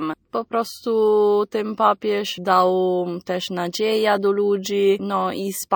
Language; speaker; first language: Polish; non-native, fluent; Italian